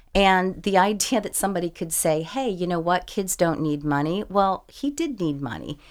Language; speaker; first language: English; native; English